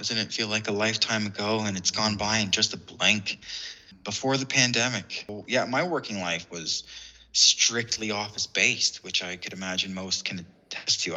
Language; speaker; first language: English; native; English